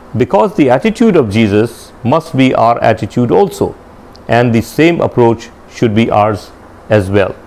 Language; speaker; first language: English; non-native, local second language; Hindi